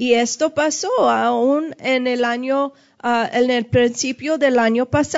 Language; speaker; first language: Spanish; non-native, fluent; English